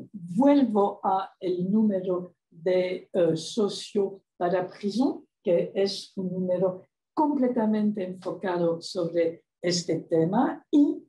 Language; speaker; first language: Spanish; non-native, fluent; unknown